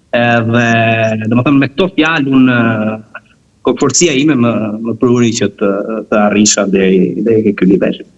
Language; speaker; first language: Albanian; early bilingual, heritage; Albanian